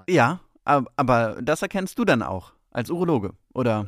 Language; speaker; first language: German; native; German